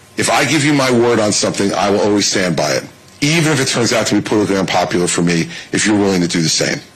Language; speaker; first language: English; native; English